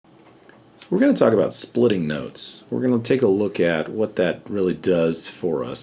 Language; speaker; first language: English; native; English